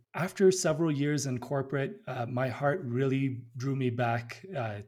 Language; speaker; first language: English; early bilingual, other home language; Amharic